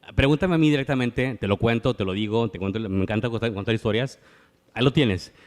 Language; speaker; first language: Spanish; early bilingual, heritage; Spanish